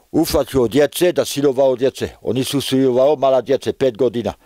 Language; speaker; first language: Serbian; non-native, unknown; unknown